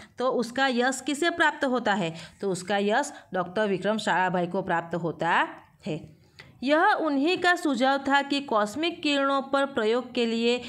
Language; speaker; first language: Hindi; non-native, local second language; Gujarati